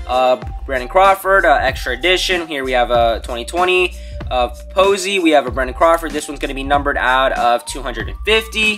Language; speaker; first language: English; native; English